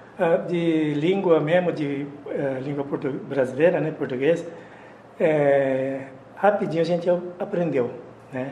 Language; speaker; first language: Portuguese; non-native, fluent; Japanese